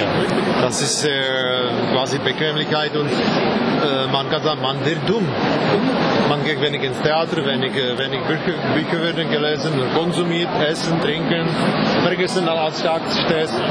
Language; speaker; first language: German; non-native, fluent; Czech